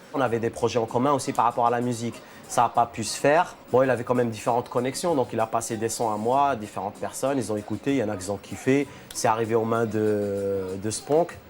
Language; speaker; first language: French; early bilingual, other home language; Arabic